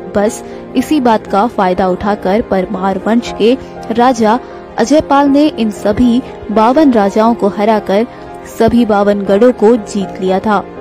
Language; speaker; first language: Hindi; native; Hindi